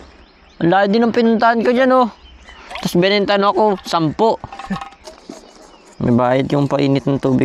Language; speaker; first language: Filipino; native; Filipino